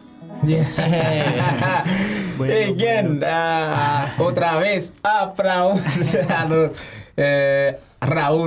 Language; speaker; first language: Spanish; non-native, learner; Haitian Creole